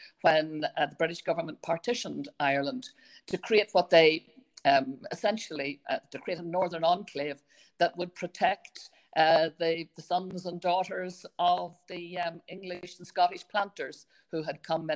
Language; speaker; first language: English; native; English